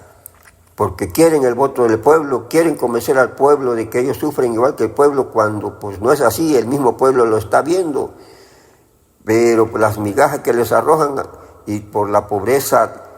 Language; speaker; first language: Spanish; native; Spanish